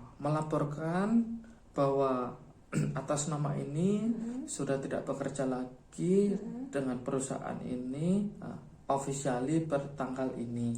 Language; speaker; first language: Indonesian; native; Indonesian